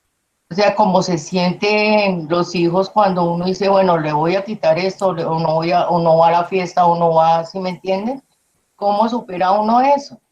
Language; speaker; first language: Spanish; native; Spanish